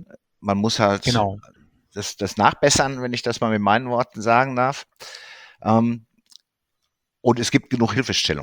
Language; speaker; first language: German; native; German